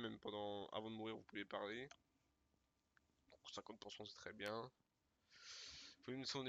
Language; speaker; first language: French; native; French